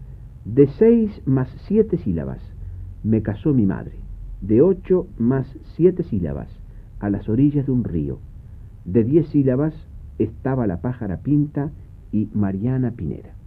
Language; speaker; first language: Spanish; native; Spanish